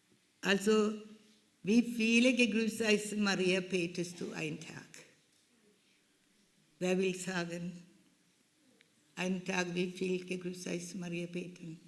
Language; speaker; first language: German; non-native, fluent; Malayalam